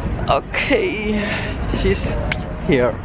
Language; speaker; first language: English; non-native, fluent; Dutch